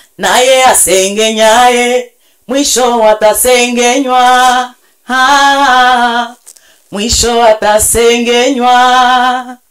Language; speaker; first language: Swahili; native; Swahili